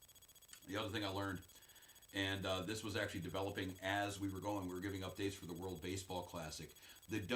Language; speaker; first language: English; native; English